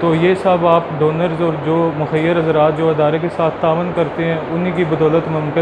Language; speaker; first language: Hindi; non-native, local second language; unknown